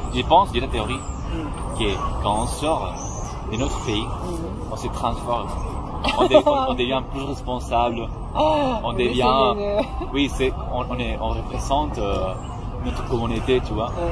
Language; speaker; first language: French; non-native, fluent; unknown